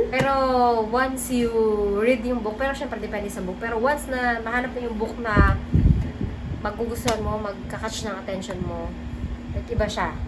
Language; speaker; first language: Filipino; non-native, local second language; Cebuano